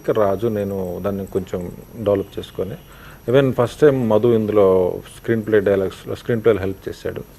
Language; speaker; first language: Telugu; native; Telugu